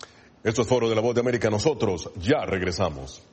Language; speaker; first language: Spanish; native; Spanish